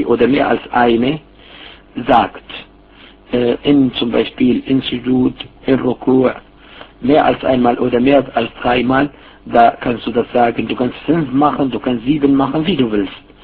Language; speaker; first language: German; non-native, fluent; Arabic